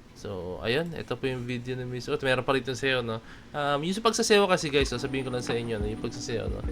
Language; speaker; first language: Filipino; native; Filipino